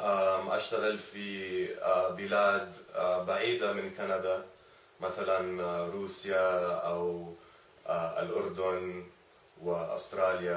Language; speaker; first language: Arabic; early bilingual, other home language; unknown